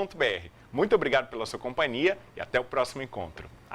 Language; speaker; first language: Portuguese; native; Portuguese